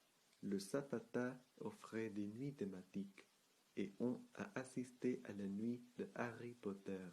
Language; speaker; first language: French; non-native, learner; Spanish